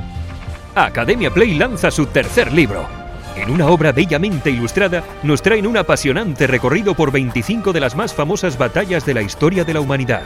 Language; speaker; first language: Spanish; native; Spanish